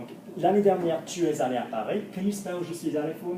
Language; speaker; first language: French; non-native, fluent; English